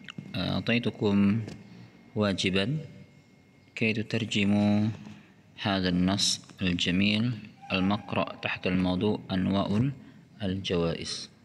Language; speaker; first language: Arabic; non-native, fluent; Indonesian